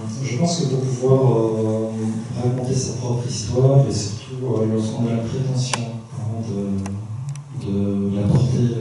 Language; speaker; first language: French; early bilingual, other home language; Korean